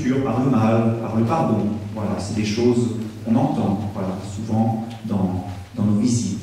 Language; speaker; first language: French; native; French